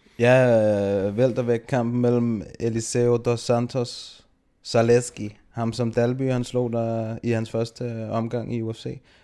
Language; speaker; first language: Danish; native; Danish